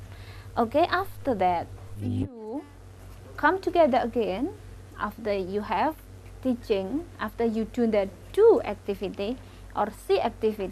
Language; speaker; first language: English; non-native, local second language; Indonesian